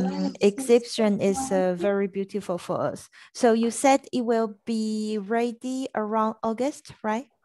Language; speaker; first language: English; non-native, fluent; French